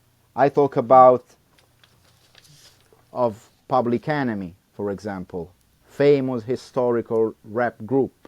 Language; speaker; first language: English; non-native, learner; Italian